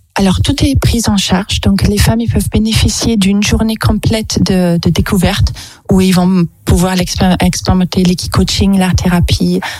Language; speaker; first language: French; non-native, fluent; German